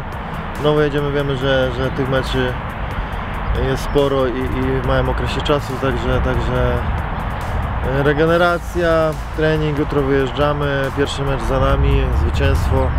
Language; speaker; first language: Polish; native; Polish